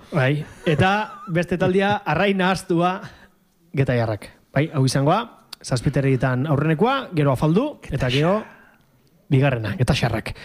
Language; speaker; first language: Basque; native; Basque